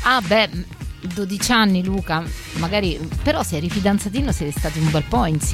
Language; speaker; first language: Italian; native; Italian